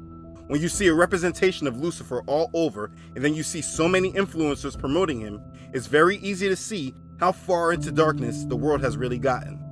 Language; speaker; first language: English; native; English